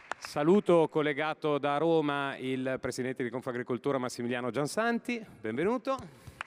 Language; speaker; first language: Italian; native; Italian